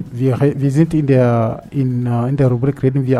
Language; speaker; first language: German; non-native, fluent; French